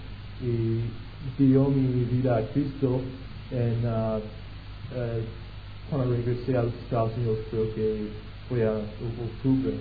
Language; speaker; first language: Spanish; non-native, fluent; English